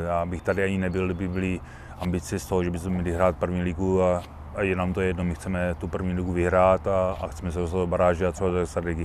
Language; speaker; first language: Czech; native; Czech